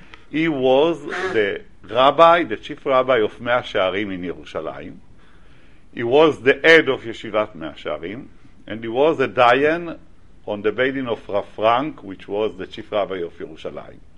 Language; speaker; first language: English; non-native, fluent; Hebrew